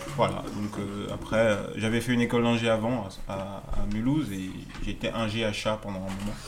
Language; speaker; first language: French; native; French